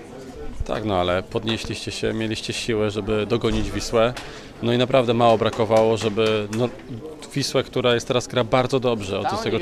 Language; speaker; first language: Polish; native; Polish